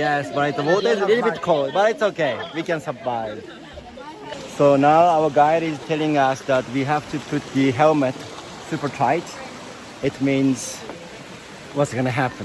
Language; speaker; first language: English; non-native, learner; Japanese